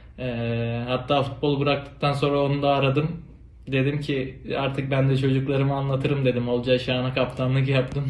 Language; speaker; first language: Turkish; native; Turkish